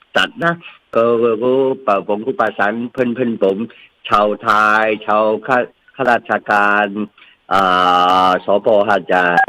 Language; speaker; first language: Thai; non-native, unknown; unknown